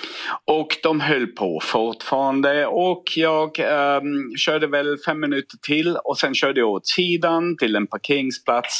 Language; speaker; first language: Swedish; non-native, fluent; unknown